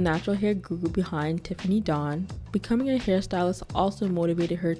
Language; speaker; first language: English; native; English